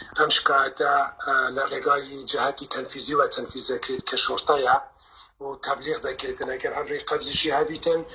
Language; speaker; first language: Central Kurdish; non-native, local second language; Kurdish